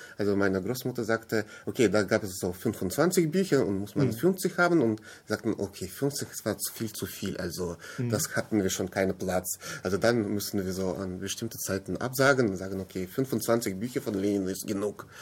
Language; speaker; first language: German; non-native, fluent; Russian